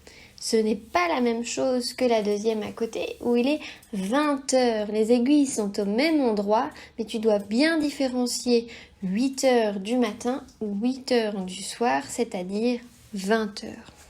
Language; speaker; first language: French; native; French